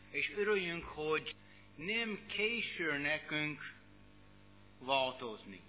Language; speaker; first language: Hungarian; non-native, learner; English